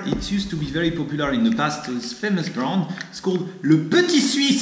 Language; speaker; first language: English; non-native, fluent; French